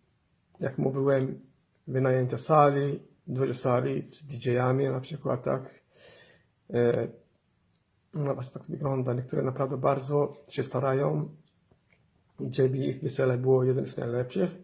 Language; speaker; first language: Polish; non-native, fluent; Somali